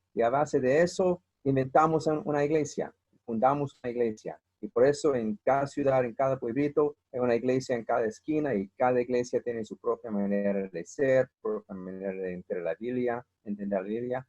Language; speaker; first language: Spanish; non-native, fluent; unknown